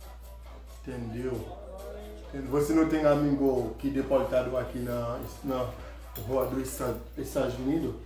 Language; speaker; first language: Portuguese; non-native, learner; Haitian Creole